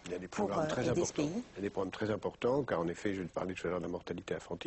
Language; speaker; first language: French; native; French